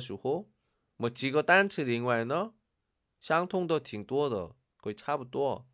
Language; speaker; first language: Chinese; non-native, learner; Korean